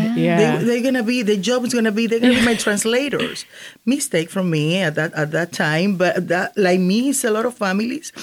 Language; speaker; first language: English; non-native, fluent; Spanish